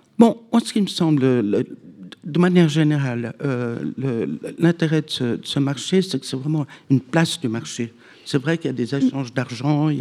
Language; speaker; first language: French; native; French